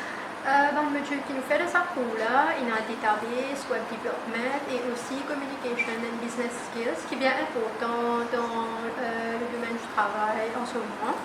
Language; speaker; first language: French; non-native, local second language; Morisyen